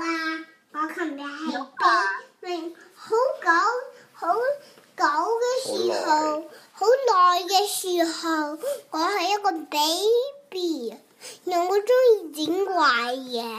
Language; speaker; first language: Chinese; early bilingual, heritage; Cantonese